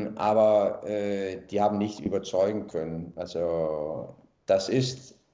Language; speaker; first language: German; non-native, fluent; Danish